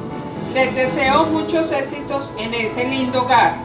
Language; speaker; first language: Spanish; native; Spanish